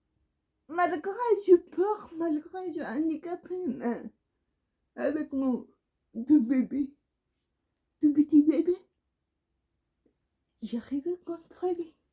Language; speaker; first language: French; non-native, learner; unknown